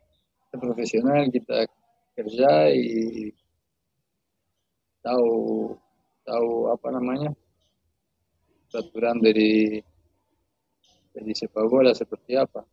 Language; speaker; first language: Indonesian; non-native, fluent; Spanish